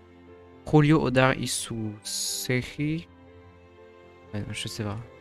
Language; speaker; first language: French; native; French